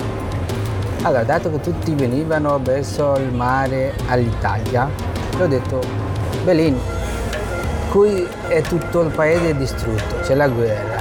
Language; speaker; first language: Italian; non-native, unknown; Bangla